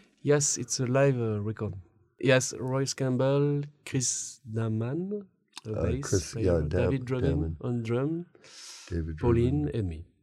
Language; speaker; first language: English; non-native, learner; French